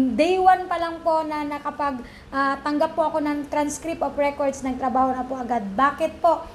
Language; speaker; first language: Filipino; non-native, local second language; Cebuano